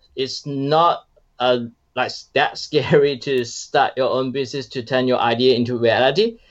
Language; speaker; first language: English; non-native, fluent; Chinese